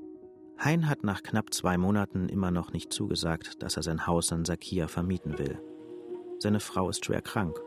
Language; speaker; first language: German; native; German